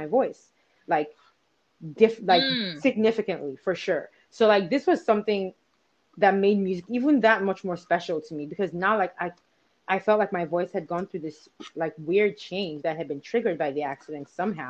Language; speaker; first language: English; non-native, local second language; Igbo